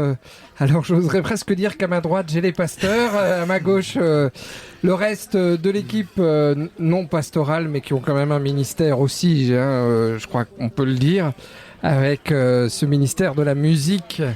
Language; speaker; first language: French; native; French